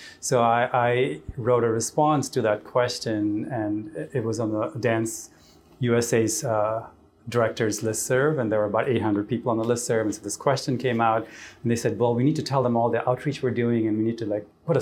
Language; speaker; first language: English; non-native, local second language; Tamil